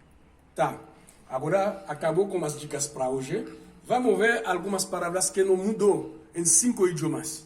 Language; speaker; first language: Portuguese; non-native, fluent; Haitian Creole